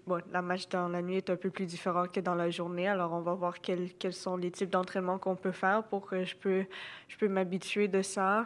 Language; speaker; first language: French; non-native, local second language; English